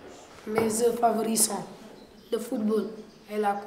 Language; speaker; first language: French; non-native, local second language; Fula